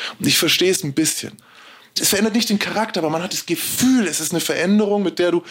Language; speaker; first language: German; native; German